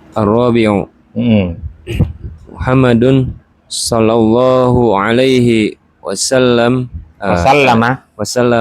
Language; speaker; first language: Arabic; non-native, learner; Indonesian